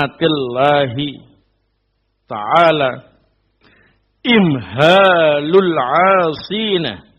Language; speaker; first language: Arabic; non-native, fluent; Indonesian